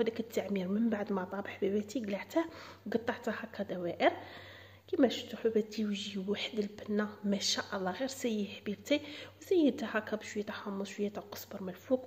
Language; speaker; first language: Arabic; native; Arabic